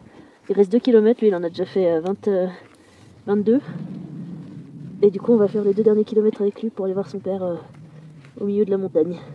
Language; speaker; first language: French; native; French